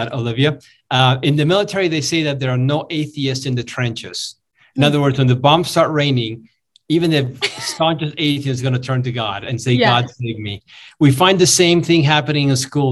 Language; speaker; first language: English; non-native, fluent; Spanish